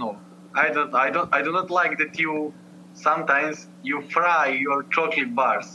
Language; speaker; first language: English; non-native, fluent; Serbian